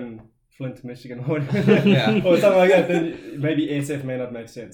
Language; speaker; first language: English; native; English